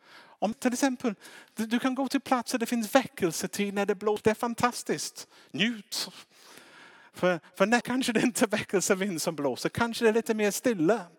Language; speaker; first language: Swedish; non-native, fluent; English